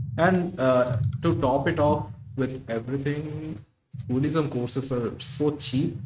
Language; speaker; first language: English; non-native, local second language; Bangla